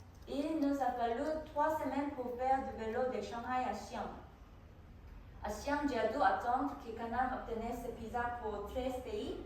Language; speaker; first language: French; non-native, learner; Korean